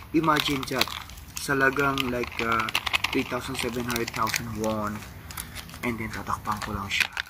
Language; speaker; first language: Filipino; native; Filipino